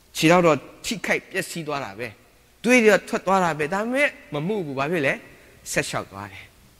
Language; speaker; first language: Burmese; non-native, local second language; Kachin